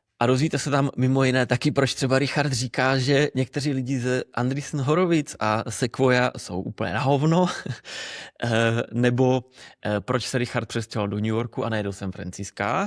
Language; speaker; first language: Czech; native; Czech